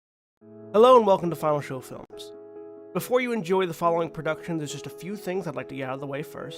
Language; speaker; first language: English; native; English